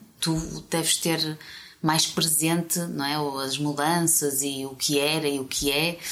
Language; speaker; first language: Portuguese; native; Portuguese